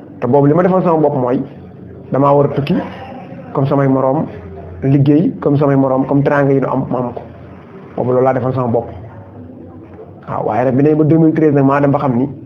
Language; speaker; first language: Wolof; native; Wolof